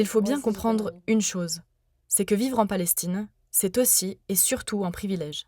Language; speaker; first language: French; native; French